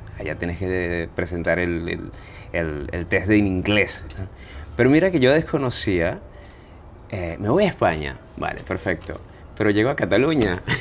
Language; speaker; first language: Spanish; native; Spanish